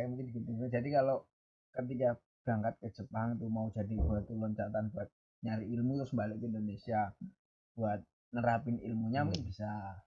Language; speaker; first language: Indonesian; native; Indonesian